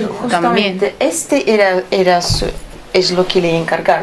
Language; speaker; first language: Spanish; non-native, fluent; Russian